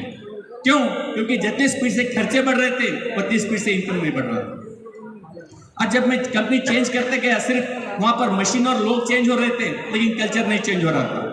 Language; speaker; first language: Hindi; non-native, local second language; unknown